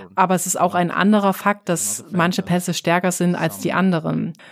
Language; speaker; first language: German; non-native, fluent; Arabic